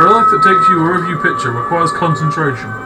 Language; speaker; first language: English; native; English